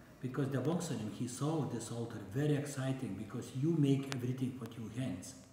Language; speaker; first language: English; non-native, learner; Korean